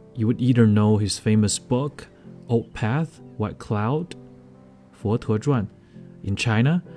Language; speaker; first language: English; non-native, fluent; Chinese